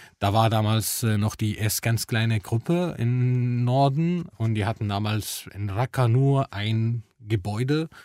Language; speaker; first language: German; non-native, fluent; Arabic